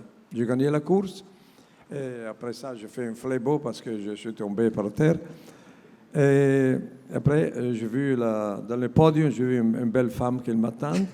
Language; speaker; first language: French; non-native, learner; Italian